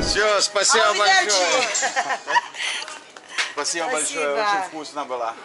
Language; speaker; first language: Russian; non-native, learner; English